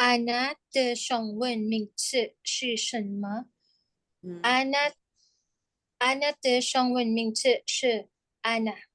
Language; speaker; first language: Chinese; non-native, learner; Filipino